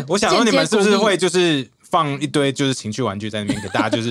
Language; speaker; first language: Chinese; native; Chinese